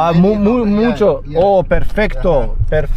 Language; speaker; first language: Spanish; non-native, learner; Serbian